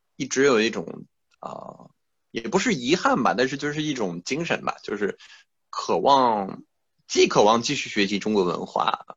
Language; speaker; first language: Chinese; non-native, fluent; French